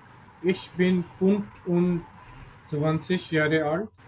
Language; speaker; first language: German; non-native, learner; Urdu